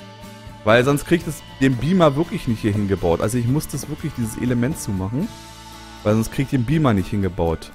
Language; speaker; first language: German; native; German